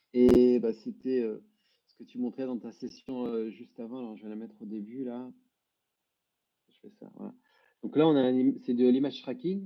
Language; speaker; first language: French; native; French